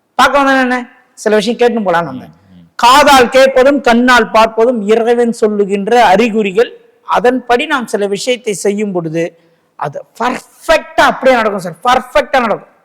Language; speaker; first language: Tamil; native; Tamil